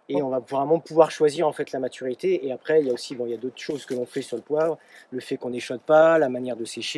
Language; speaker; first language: French; native; French